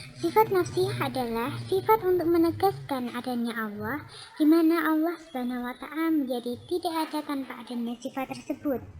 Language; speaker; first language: Indonesian; native; Indonesian